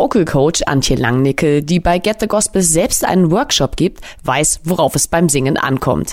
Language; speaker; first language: German; native; German